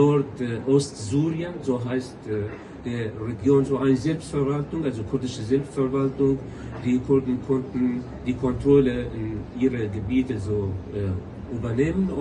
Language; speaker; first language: German; non-native, local second language; Kurdish